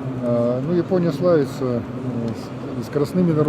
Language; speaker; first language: Russian; native; Russian